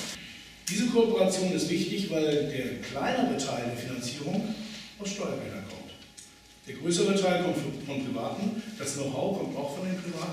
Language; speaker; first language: German; native; German